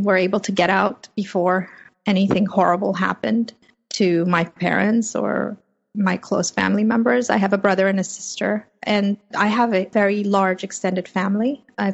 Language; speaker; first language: English; early bilingual, other home language; Persian